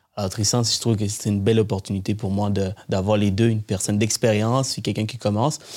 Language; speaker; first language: French; early bilingual, other home language; Tamil